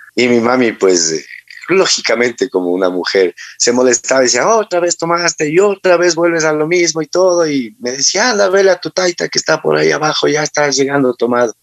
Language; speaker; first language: Spanish; native; Spanish